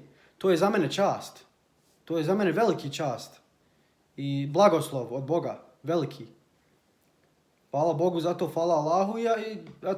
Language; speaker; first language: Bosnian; early bilingual, heritage; Bosnian